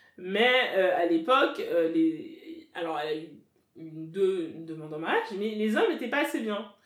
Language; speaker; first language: French; native; French